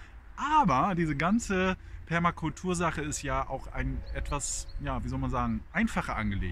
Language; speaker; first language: German; native; German